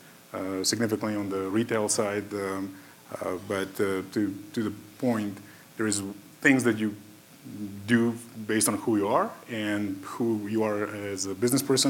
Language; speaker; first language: English; non-native, fluent; Macedonian